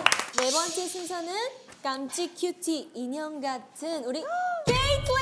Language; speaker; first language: Korean; native; Korean